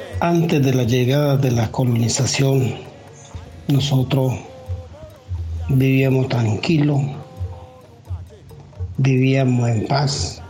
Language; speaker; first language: Spanish; non-native, local second language; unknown